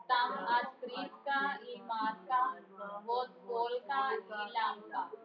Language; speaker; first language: Russian; non-native, learner; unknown